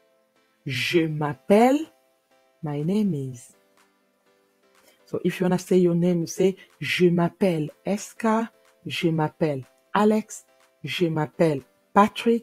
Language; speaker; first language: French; non-native, fluent; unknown